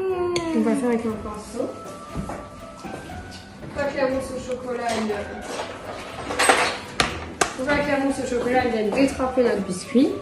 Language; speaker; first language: French; native; French